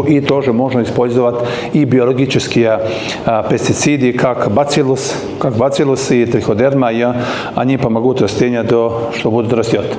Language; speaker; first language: Russian; non-native, learner; Serbian